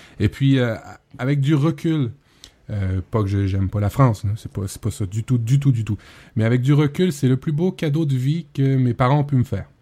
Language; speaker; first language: French; native; French